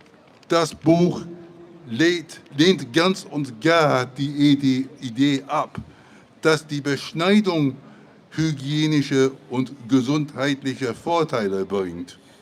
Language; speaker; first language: German; non-native, fluent; English